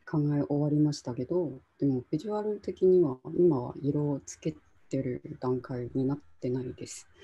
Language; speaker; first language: Japanese; non-native, local second language; Chinese